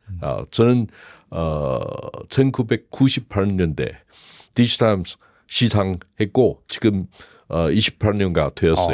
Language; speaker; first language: Korean; non-native, learner; Chinese